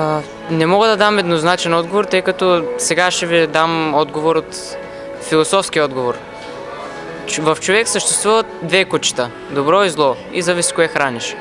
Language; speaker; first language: Bulgarian; native; Bulgarian